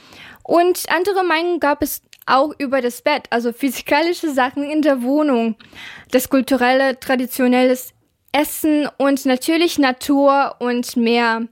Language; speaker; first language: German; non-native, fluent; Ukrainian